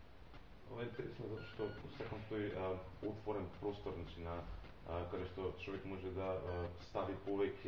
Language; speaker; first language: German; non-native, fluent; Macedonian